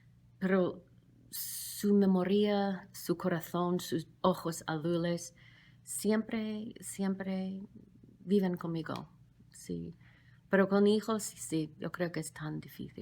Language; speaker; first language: Spanish; non-native, fluent; English